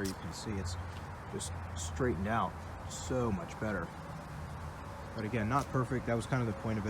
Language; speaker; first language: English; native; English